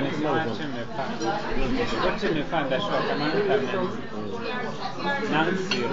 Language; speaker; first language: Chinese; non-native, learner; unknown